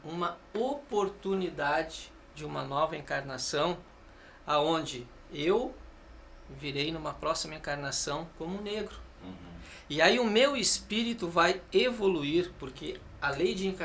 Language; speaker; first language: Portuguese; native; Portuguese